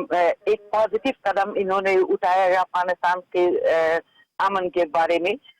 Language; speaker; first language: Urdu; non-native, fluent; Persian